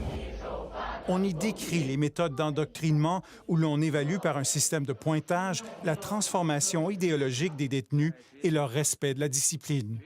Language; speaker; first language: French; native; French